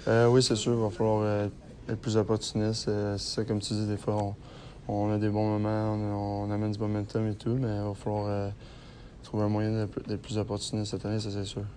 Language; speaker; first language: French; native; French